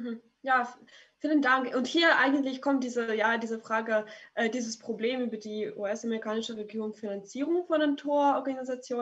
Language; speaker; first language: German; non-native, fluent; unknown